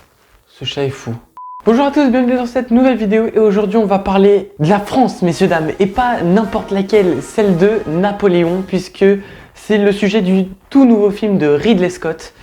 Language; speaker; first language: French; native; French